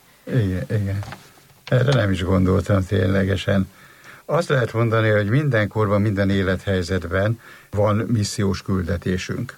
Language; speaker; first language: Hungarian; native; Hungarian